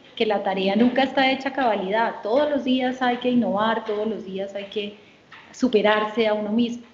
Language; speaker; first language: Spanish; native; Spanish